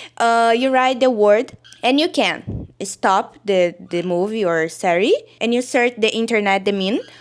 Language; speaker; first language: English; non-native, learner; Portuguese